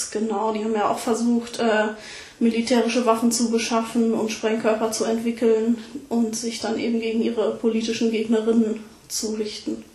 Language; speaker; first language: German; native; German